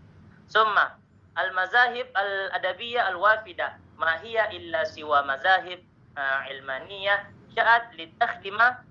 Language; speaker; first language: Arabic; non-native, learner; Indonesian